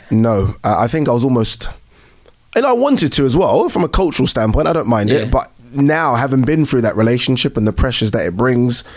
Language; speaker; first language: English; native; English